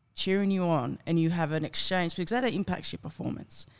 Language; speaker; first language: English; native; English